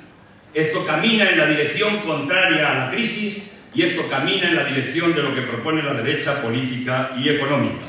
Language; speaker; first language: Spanish; native; Spanish